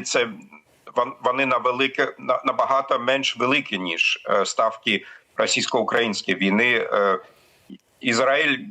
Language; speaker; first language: Ukrainian; non-native, fluent; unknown